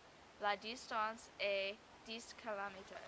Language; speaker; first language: French; non-native, learner; English